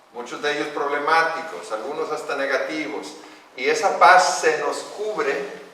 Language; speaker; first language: Spanish; non-native, fluent; English